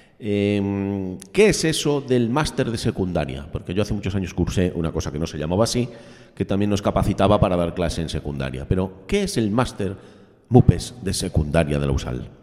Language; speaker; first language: Spanish; native; Spanish